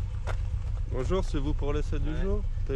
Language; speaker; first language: French; native; French